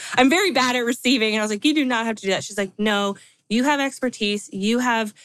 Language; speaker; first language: English; native; English